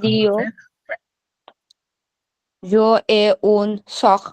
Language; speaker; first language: French; non-native, learner; Bangla